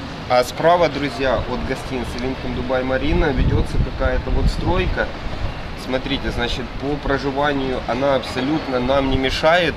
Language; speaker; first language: Russian; native; Russian